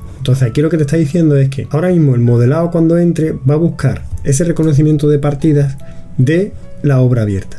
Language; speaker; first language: Spanish; native; Spanish